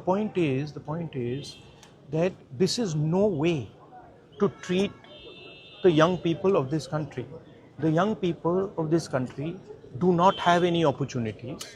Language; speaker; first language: English; non-native, local second language; Hindi